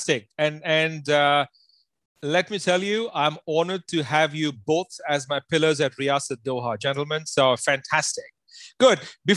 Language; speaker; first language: English; non-native, local second language; Punjabi